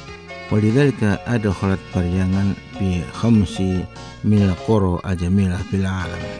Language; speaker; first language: Arabic; non-native, fluent; Indonesian